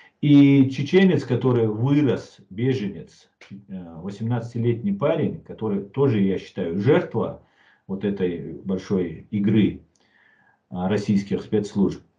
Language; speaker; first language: Russian; non-native, local second language; Chechen